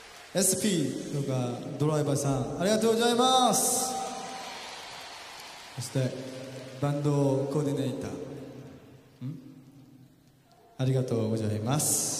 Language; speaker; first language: Japanese; non-native, fluent; Korean